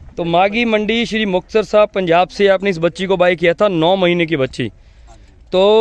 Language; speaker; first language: Hindi; non-native, local second language; Punjabi